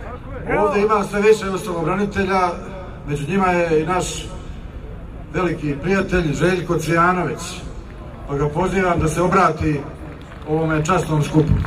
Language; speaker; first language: Bosnian; native; Bosnian